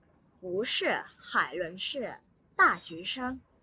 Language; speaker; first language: Chinese; non-native, fluent; Vietnamese